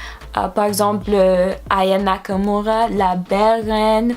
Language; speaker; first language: French; non-native, learner; English